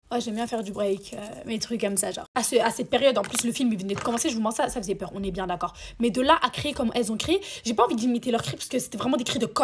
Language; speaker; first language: French; native; French